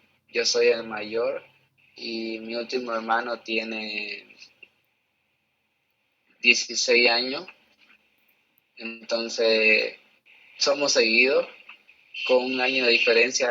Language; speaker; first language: Spanish; native; Spanish